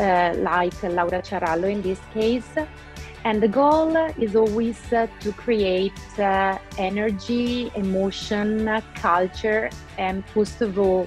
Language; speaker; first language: English; non-native, local second language; Italian